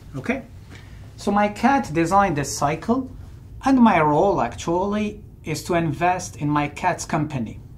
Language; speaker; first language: English; non-native, fluent; Arabic